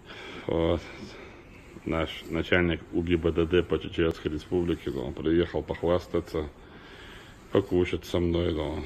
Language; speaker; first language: Russian; non-native, local second language; Chechen